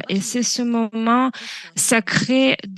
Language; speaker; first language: French; non-native, fluent; Russian